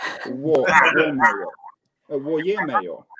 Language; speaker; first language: Chinese; non-native, learner; English